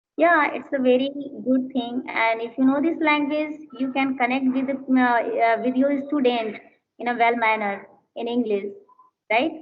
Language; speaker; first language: English; non-native, learner; Hindi